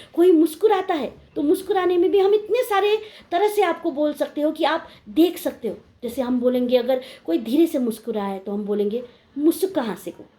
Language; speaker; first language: Hindi; non-native, local second language; Nepali